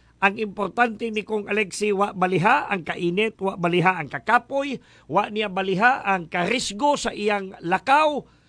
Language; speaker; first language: Cebuano; native; Cebuano